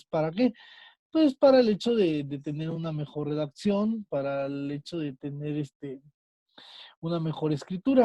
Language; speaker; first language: Spanish; native; Spanish